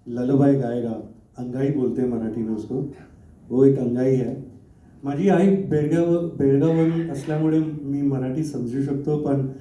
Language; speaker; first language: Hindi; non-native, local second language; Gujarati